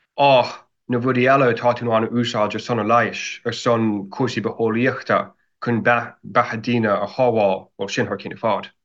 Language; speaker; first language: Irish; non-native, fluent; English